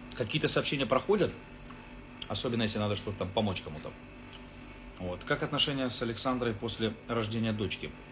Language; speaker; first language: Russian; native; Russian